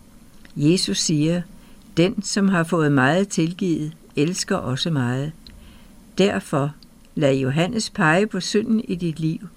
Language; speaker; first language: Danish; native; Danish